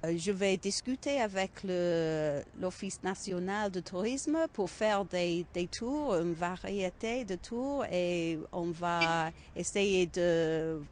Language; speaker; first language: French; non-native, fluent; English